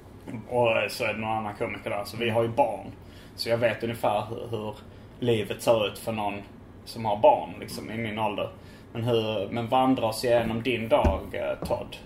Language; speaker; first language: Swedish; native; Swedish